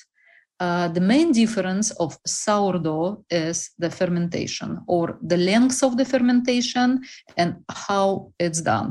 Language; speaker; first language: English; non-native, fluent; Russian